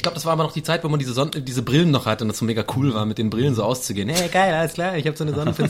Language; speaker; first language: German; native; German